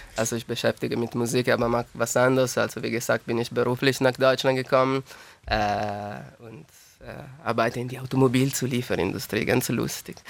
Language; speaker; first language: German; non-native, learner; Italian